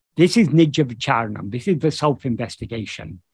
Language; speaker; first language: English; native; English